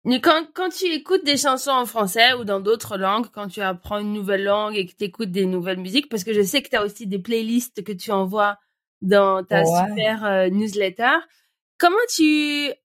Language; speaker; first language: French; native; French